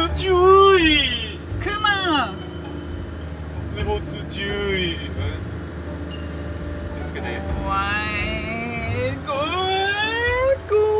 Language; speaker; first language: Japanese; non-native, learner; English